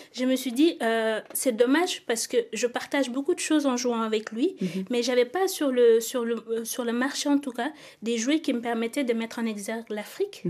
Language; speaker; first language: French; non-native, local second language; Wolof